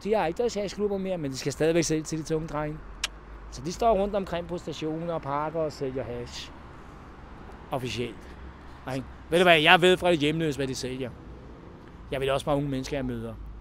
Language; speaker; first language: Danish; non-native, fluent; Hungarian